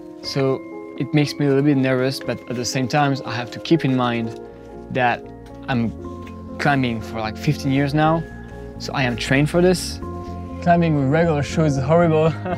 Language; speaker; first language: English; non-native, fluent; French